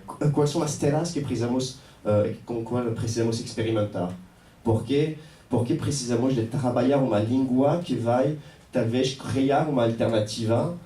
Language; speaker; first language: Portuguese; non-native, fluent; French